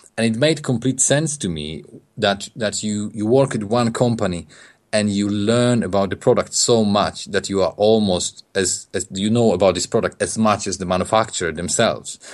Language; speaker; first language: English; non-native, fluent; Polish